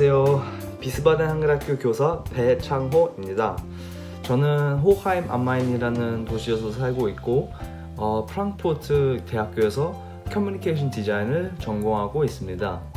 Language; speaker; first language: Korean; early bilingual, heritage; Korean